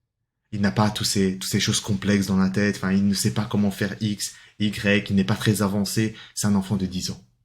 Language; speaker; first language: French; native; French